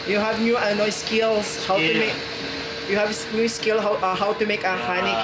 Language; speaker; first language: English; non-native, local second language; Filipino